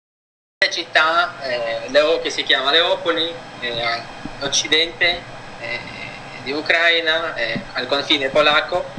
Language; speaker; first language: Italian; non-native, fluent; Ukrainian